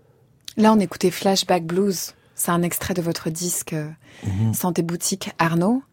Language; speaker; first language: French; native; French